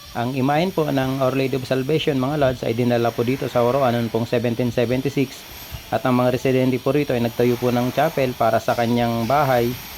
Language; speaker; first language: Filipino; non-native, local second language; Bikol